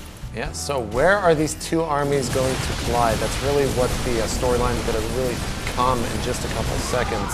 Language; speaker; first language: English; native; English